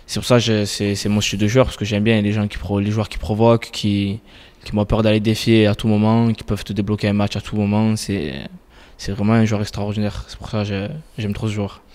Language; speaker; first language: French; native; French